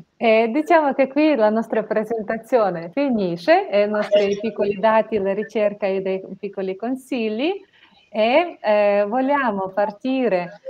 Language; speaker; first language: Italian; non-native, fluent; Ukrainian